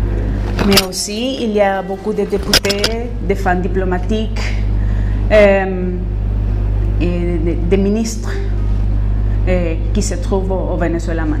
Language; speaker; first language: French; non-native, fluent; Spanish